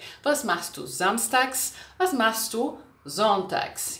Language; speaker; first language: German; non-native, fluent; Portuguese